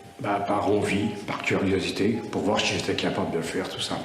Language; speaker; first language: French; native; French